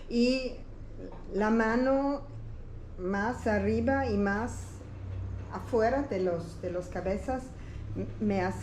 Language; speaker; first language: Spanish; non-native, learner; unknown